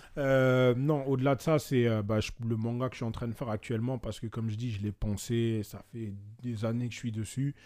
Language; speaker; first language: French; native; French